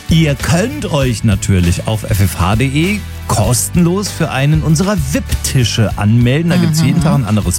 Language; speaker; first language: German; native; German